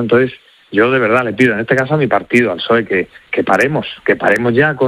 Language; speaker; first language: Spanish; native; Spanish